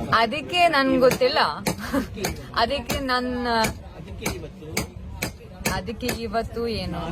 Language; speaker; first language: Kannada; non-native, learner; English